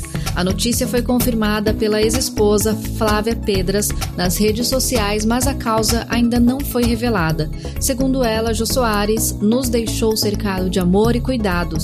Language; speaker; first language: Portuguese; native; Portuguese